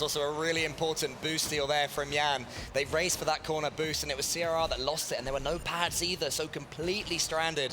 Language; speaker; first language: English; native; English